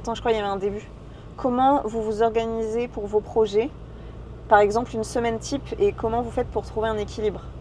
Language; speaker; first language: French; native; French